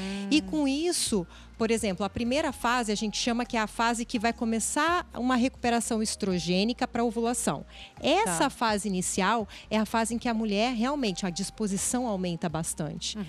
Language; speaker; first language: Portuguese; native; Portuguese